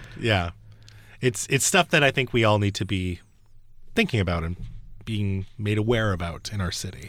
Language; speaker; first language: English; early bilingual, other home language; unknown